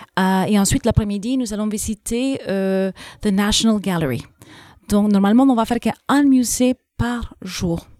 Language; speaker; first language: French; non-native, fluent; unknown